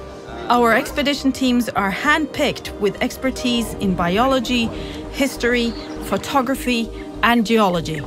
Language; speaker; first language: English; non-native, fluent; Norwegian